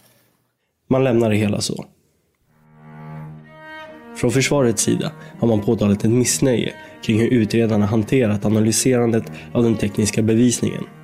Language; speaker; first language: Swedish; native; Swedish